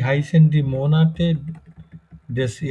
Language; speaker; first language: German; non-native, fluent; Bangla